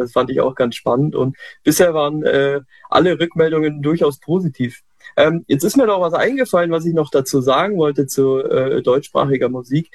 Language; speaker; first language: German; native; German